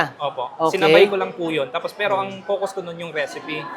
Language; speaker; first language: Filipino; native; Filipino